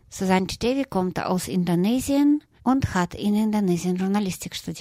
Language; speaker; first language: German; non-native, fluent; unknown